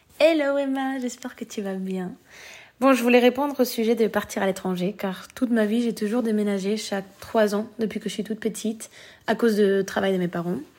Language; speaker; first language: French; early bilingual, other home language; Spanish